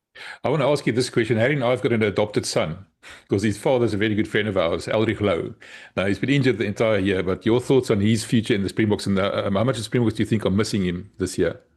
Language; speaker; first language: English; non-native, local second language; Afrikaans